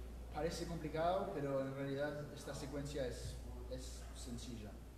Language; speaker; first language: Spanish; native; Spanish